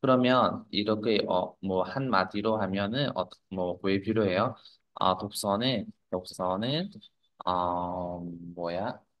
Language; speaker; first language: Korean; non-native, fluent; Vietnamese